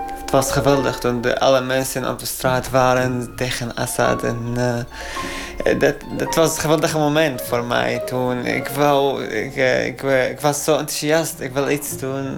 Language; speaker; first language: Dutch; non-native, learner; Arabic